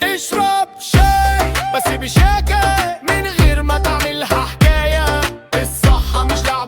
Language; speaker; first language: Arabic; native; Arabic